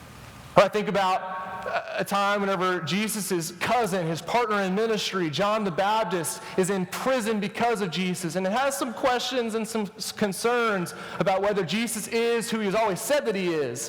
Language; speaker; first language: English; native; English